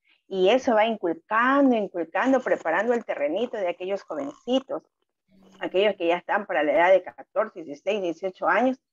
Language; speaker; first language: Spanish; native; Spanish